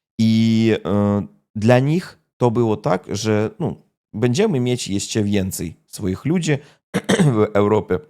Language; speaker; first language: Polish; non-native, fluent; Russian